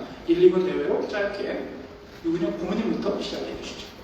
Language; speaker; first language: Korean; native; Korean